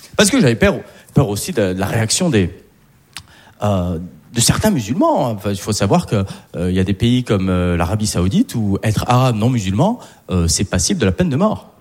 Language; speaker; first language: French; early bilingual, other home language; Arabic